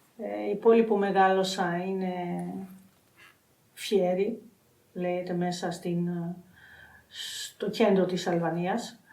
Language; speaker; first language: Greek; non-native, fluent; Albanian